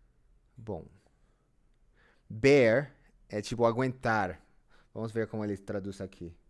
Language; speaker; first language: Portuguese; non-native, fluent; English